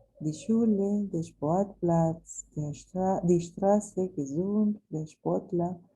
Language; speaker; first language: German; non-native, fluent; Spanish